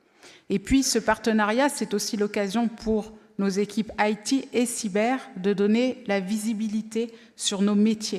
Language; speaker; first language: French; native; French